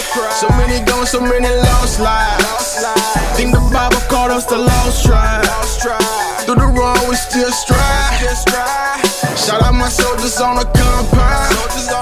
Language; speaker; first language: English; native; English